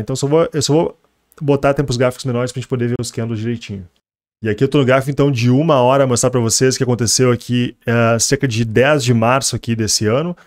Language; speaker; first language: Portuguese; native; Portuguese